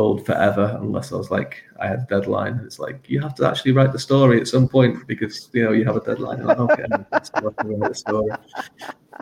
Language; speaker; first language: English; native; English